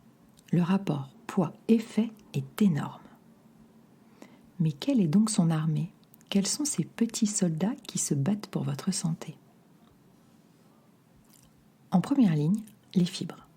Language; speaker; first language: French; native; French